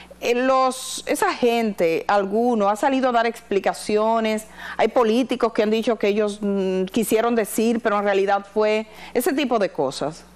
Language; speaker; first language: Spanish; native; Spanish